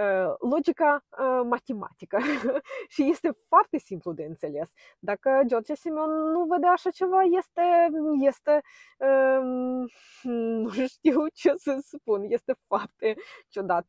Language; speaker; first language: Romanian; non-native, fluent; Ukrainian